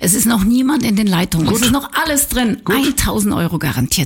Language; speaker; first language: German; native; German